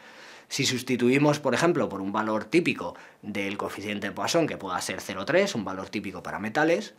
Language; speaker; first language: Spanish; native; Spanish